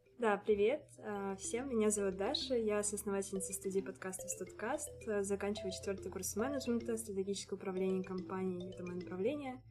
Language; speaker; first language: Russian; native; Russian